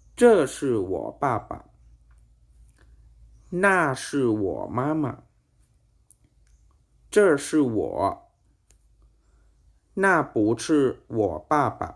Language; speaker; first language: Chinese; non-native, fluent; Thai